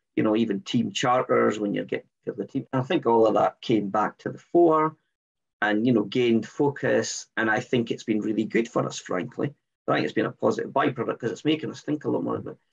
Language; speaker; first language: English; native; English